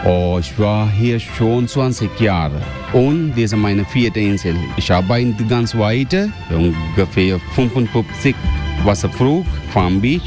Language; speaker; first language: German; non-native, learner; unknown